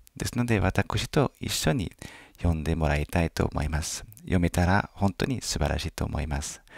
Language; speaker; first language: Japanese; non-native, fluent; French